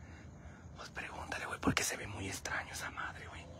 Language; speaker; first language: Spanish; native; Spanish